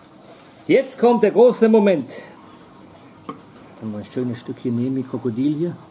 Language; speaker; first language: German; native; German